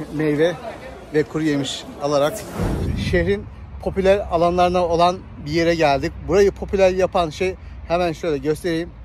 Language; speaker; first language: Turkish; early bilingual, heritage; Turkish